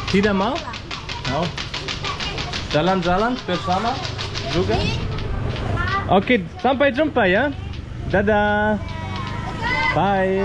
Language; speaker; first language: Indonesian; non-native, learner; German